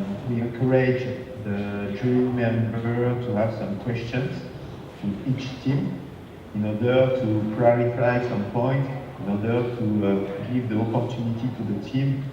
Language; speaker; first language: English; non-native, fluent; French